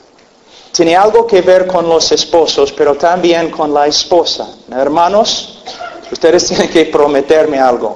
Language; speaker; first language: Spanish; non-native, fluent; English